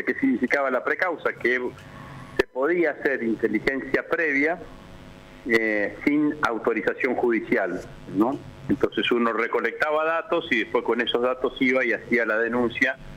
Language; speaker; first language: Spanish; native; Spanish